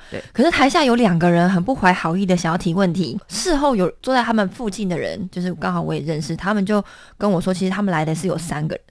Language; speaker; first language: Chinese; native; Chinese